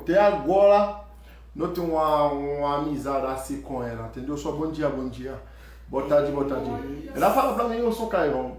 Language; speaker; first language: Portuguese; non-native, learner; Haitian Creole